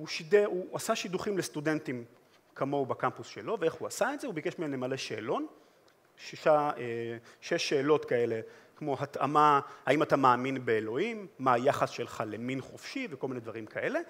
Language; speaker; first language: Hebrew; native; Hebrew